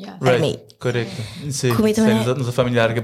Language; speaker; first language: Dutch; non-native, local second language; Papiamento